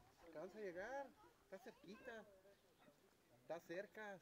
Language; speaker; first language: Spanish; native; Spanish